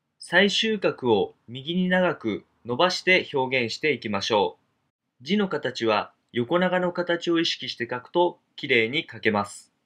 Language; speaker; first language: Japanese; native; Japanese